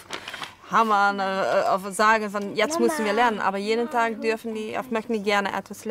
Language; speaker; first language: German; non-native, learner; Dutch